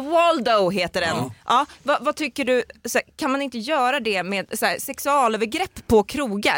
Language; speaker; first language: Swedish; native; Swedish